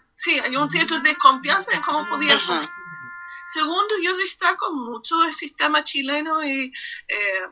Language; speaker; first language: Spanish; non-native, fluent; English